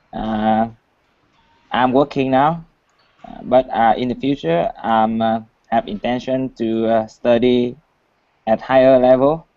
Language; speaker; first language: English; non-native, learner; Vietnamese